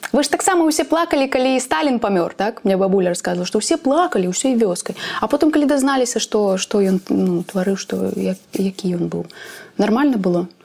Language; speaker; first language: Belarusian; native; Belarusian